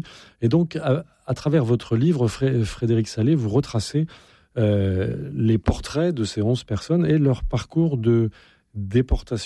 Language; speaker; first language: French; native; French